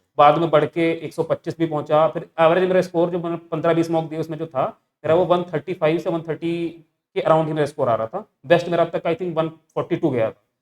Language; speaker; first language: Hindi; native; Hindi